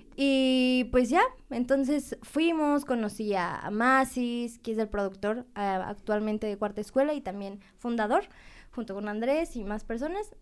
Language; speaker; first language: Spanish; native; Spanish